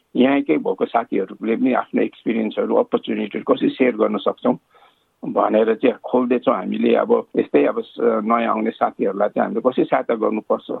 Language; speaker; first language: Nepali; native; Nepali